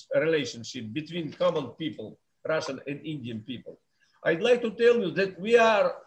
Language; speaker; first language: English; non-native, fluent; Russian